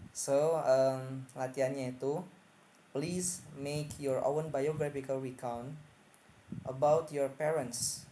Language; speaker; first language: English; non-native, fluent; Indonesian